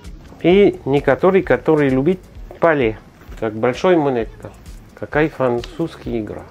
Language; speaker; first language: Russian; non-native, learner; French